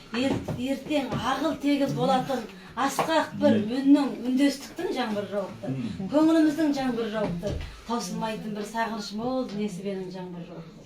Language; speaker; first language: Kazakh; native; Kazakh